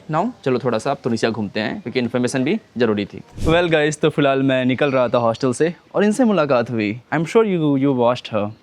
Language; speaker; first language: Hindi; native; Hindi